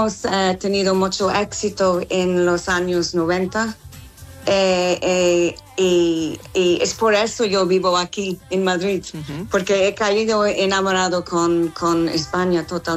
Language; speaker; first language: Spanish; non-native, learner; English